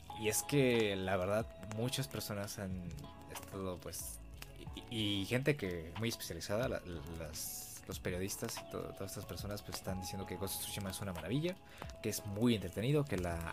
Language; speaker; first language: Spanish; native; Spanish